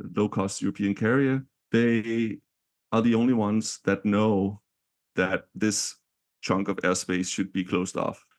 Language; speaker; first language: English; non-native, fluent; Danish